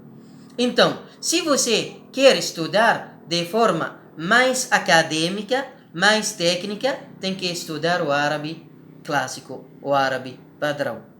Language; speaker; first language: Portuguese; non-native, learner; Arabic